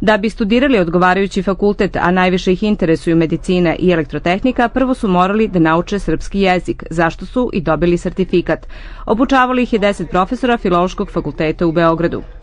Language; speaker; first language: Serbian; native; Serbian